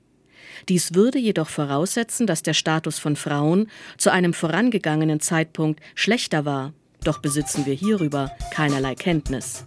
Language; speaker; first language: German; native; German